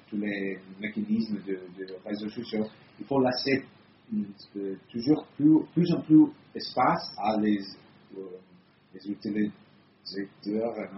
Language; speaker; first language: French; non-native, learner; Italian